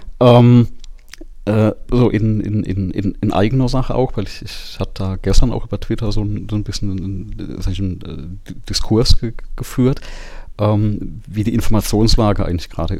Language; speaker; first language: German; native; German